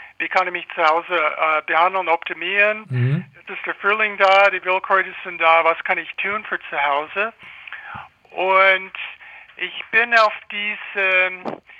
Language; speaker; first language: German; non-native, fluent; English